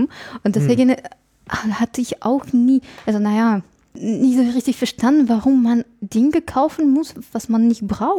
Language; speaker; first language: German; non-native, fluent; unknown